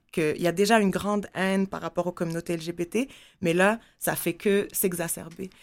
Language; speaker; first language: French; non-native, local second language; Arabic